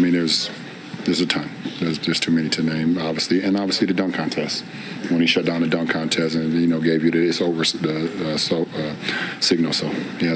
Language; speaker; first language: English; native; English